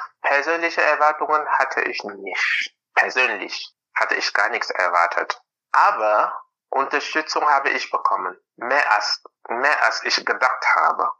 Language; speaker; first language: German; non-native, fluent; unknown